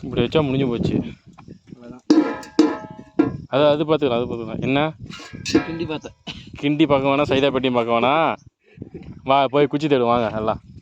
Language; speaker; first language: Tamil; native; Tamil